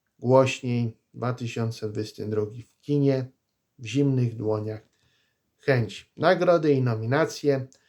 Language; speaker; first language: Polish; native; Polish